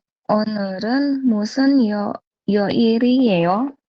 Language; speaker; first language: Korean; non-native, learner; Indonesian